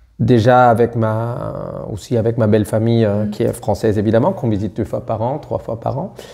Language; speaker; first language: French; non-native, fluent; German